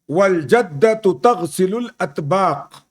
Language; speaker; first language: Arabic; non-native, fluent; Urdu